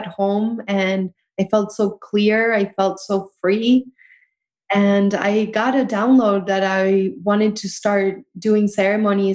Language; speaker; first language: English; early bilingual, other home language; Spanish